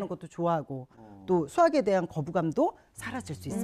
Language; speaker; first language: Korean; native; Korean